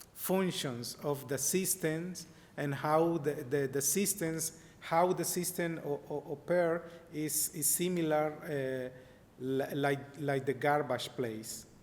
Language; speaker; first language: English; non-native, learner; Spanish